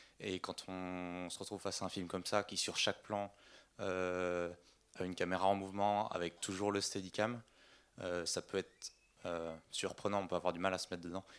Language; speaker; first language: French; native; French